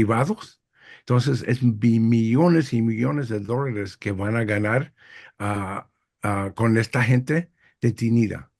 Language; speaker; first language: Spanish; early bilingual, heritage; English